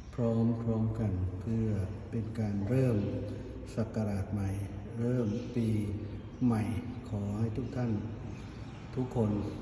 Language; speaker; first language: Thai; non-native, local second language; Northern Khmer